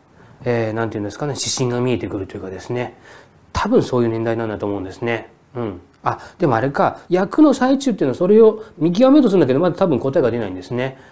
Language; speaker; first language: Japanese; native; Japanese